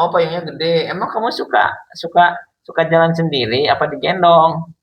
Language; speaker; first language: Indonesian; non-native, local second language; Sundanese